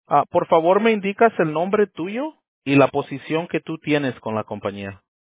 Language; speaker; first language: Spanish; early bilingual, heritage; Spanish